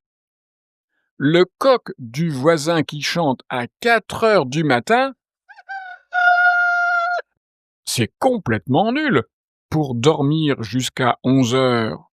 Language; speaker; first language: French; native; French